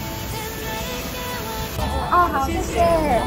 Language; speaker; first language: Chinese; non-native, learner; Korean